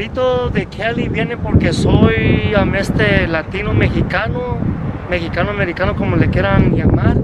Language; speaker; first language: Spanish; early bilingual, heritage; Spanish